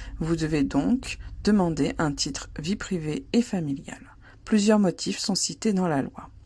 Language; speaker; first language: French; native; French